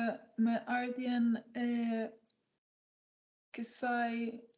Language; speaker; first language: Albanian; non-native, learner; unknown